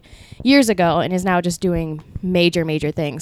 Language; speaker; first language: English; early bilingual, other home language; Spanish